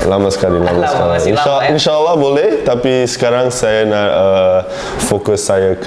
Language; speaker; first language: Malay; non-native, learner; English